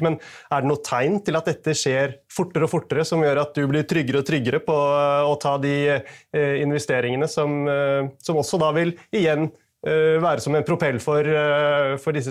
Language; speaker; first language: Norwegian; native; Norwegian